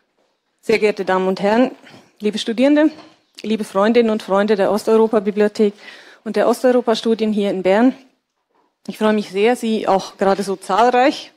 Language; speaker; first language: German; native; German